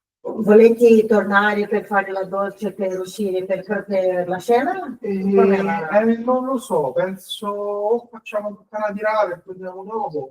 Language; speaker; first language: Italian; non-native, fluent; Portuguese